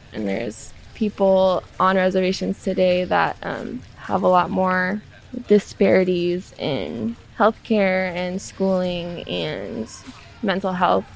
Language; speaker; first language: English; native; English